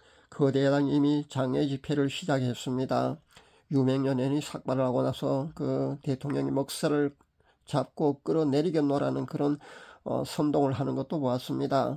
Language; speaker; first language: Korean; native; Korean